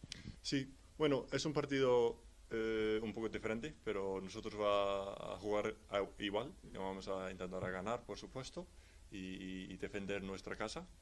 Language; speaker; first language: Spanish; non-native, learner; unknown